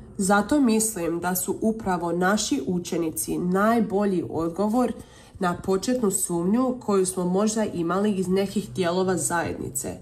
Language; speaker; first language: Serbian; early bilingual, heritage; Croatian